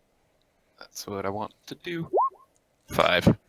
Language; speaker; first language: English; native; English